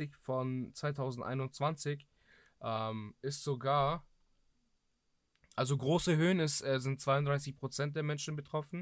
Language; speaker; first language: German; early bilingual, other home language; Greek